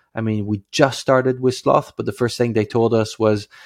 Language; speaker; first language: English; non-native, fluent; Dutch